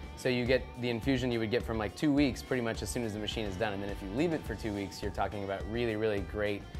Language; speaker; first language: English; native; English